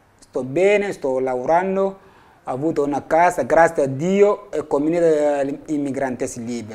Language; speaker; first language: Italian; non-native, learner; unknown